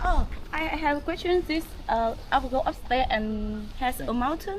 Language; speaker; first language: English; non-native, learner; Vietnamese